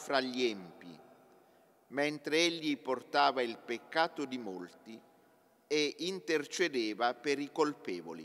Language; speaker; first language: Italian; native; Italian